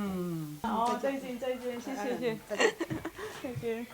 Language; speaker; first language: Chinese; non-native, learner; Korean